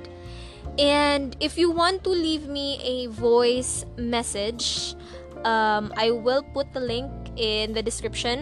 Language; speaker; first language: English; non-native, local second language; Cebuano